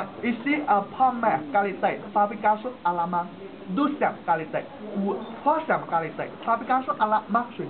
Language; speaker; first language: French; non-native, learner; Chinese